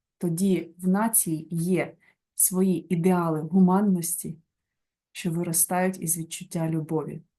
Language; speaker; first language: Ukrainian; non-native, local second language; Russian